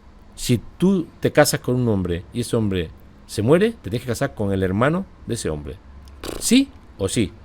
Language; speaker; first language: Spanish; native; Spanish